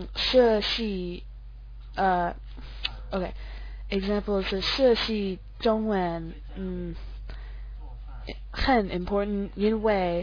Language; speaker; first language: Chinese; non-native, learner; English